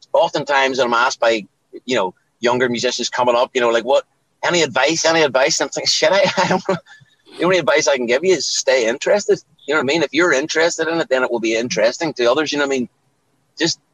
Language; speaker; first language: English; native; English